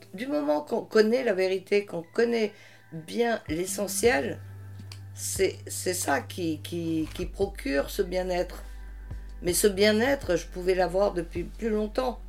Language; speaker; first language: French; early bilingual, heritage; French